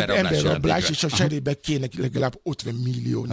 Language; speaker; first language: Hungarian; non-native, fluent; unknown